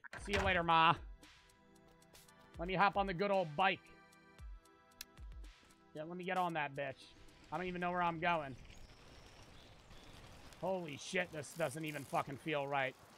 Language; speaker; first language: English; native; English